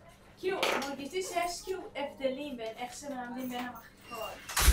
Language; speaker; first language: Hebrew; native; Hebrew